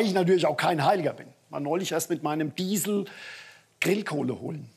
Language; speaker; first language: German; native; German